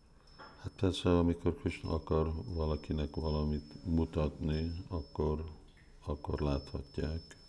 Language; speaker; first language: Hungarian; early bilingual, heritage; Hungarian